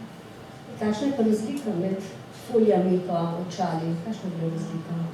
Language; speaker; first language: Slovenian; native; Slovenian